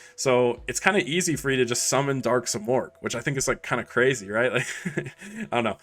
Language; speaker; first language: English; native; English